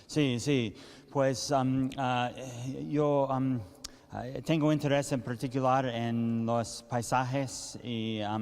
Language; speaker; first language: Spanish; early bilingual, heritage; English